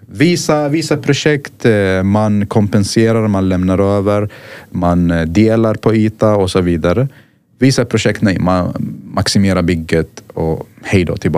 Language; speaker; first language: Swedish; non-native, fluent; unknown